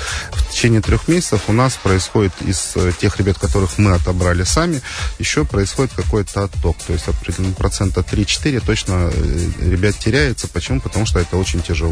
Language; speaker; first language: Russian; native; Russian